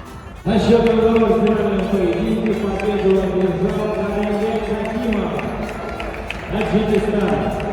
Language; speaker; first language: Russian; native; Russian